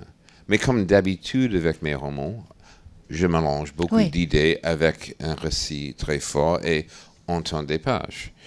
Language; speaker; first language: French; non-native, fluent; English